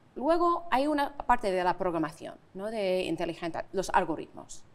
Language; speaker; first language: Spanish; non-native, fluent; English